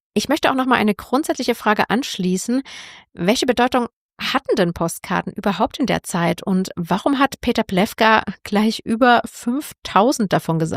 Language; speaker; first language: German; native; German